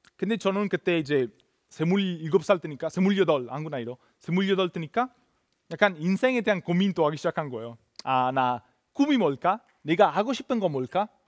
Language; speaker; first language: Korean; non-native, fluent; Italian